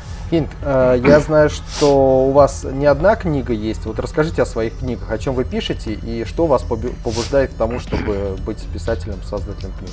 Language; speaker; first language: Russian; native; Russian